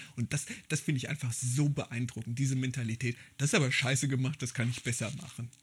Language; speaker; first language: German; native; German